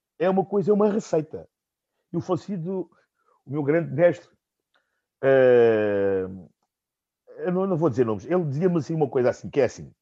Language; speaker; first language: Portuguese; non-native, local second language; Upper Guinea Crioulo